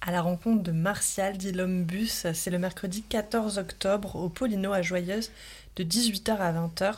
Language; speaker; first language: French; native; French